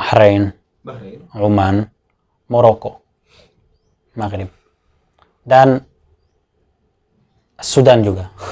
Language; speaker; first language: Indonesian; non-native, fluent; Arabic